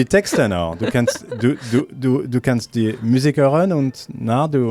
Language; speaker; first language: German; non-native, learner; French